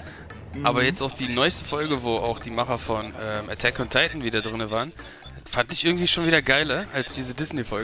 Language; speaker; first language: German; native; German